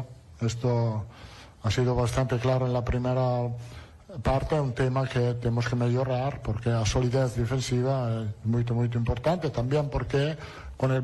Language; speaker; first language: Portuguese; non-native, learner; Italian